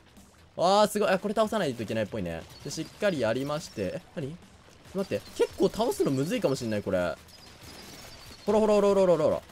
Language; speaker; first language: Japanese; native; Japanese